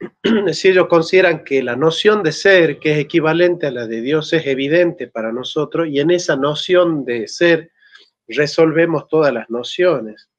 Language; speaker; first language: Spanish; native; Spanish